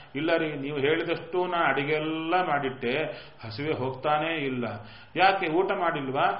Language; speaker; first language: Kannada; native; Kannada